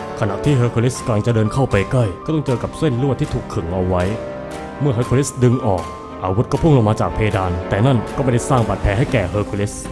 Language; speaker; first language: Thai; native; Thai